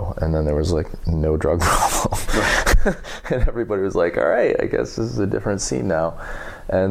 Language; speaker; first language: English; native; English